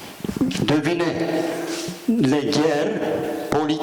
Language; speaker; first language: French; non-native, learner; Romanian